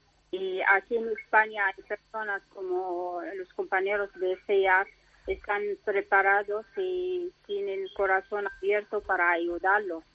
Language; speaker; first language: Spanish; non-native, learner; Arabic